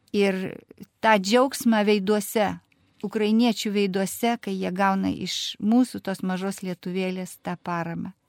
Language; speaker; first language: Lithuanian; non-native, fluent; Russian